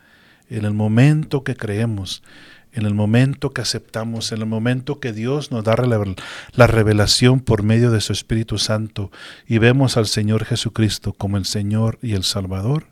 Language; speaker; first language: Spanish; native; Spanish